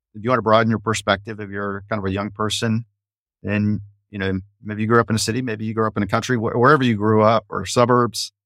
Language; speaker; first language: English; native; English